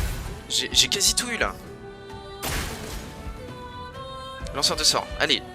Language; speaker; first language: French; native; French